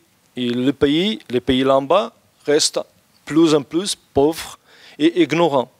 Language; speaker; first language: French; non-native, fluent; Portuguese